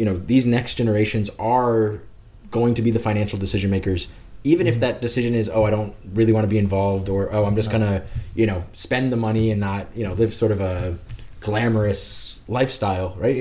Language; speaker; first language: English; native; English